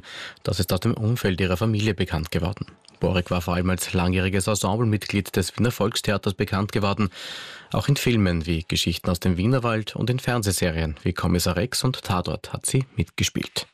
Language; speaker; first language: German; native; German